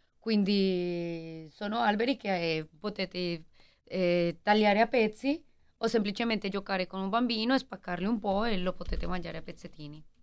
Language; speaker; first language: Italian; non-native, fluent; Spanish